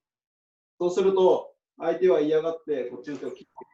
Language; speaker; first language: Japanese; native; Japanese